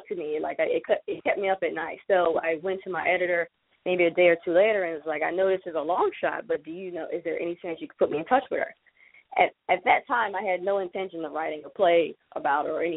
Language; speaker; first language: English; native; English